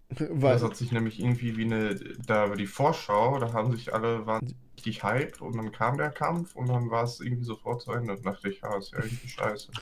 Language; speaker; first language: German; non-native, fluent; English